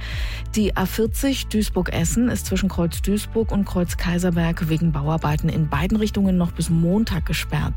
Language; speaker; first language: German; native; German